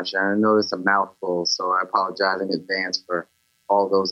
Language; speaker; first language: English; native; English